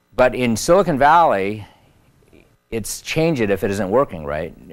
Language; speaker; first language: English; native; English